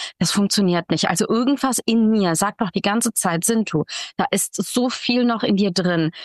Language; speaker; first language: German; early bilingual, other home language; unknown